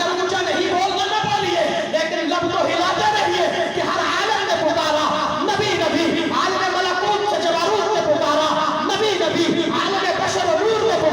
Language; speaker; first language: Urdu; native; Urdu